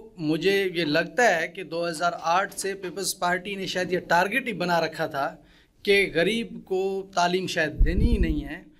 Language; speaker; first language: Urdu; non-native, local second language; Sindhi